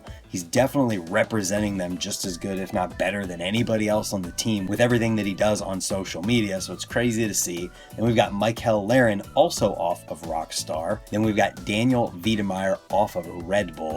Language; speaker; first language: English; native; English